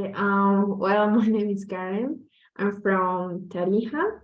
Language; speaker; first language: English; non-native, learner; Spanish